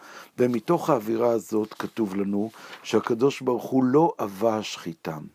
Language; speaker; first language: Hebrew; native; Hebrew